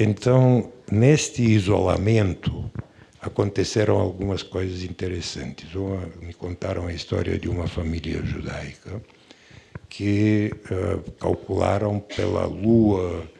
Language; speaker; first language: Portuguese; non-native, fluent; Bulgarian